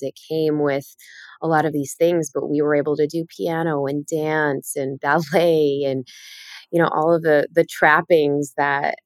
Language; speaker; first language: English; native; English